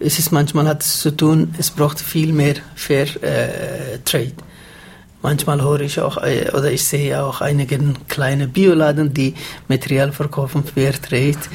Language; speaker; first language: German; non-native, fluent; Somali